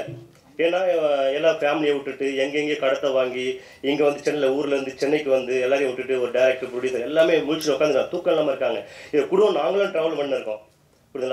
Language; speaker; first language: Tamil; native; Tamil